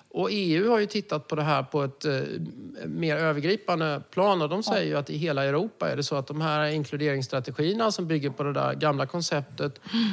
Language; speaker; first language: Swedish; native; Swedish